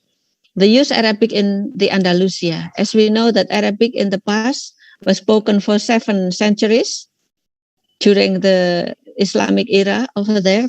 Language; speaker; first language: English; non-native, fluent; Indonesian